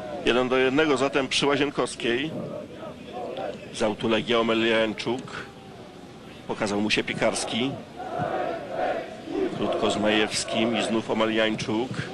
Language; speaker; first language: Polish; native; Polish